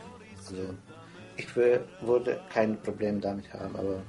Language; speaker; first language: German; non-native, fluent; Croatian